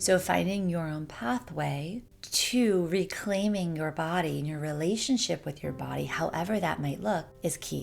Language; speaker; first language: English; native; English